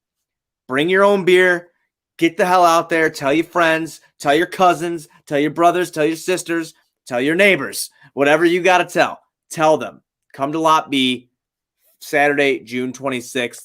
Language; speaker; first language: English; native; English